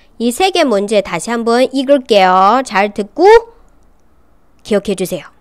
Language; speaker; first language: Korean; non-native, local second language; Chinese